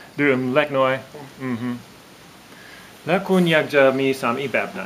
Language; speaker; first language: Thai; non-native, fluent; English